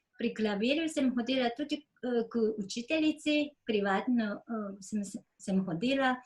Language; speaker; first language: Slovenian; non-native, fluent; Japanese